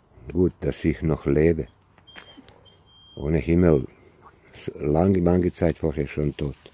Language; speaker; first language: German; non-native, learner; Croatian